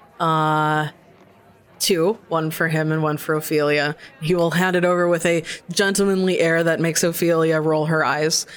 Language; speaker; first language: English; native; English